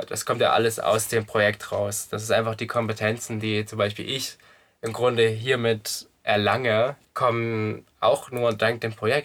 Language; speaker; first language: German; native; German